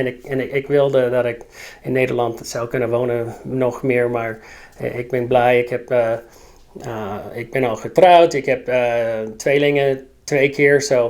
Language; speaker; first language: Dutch; non-native, learner; English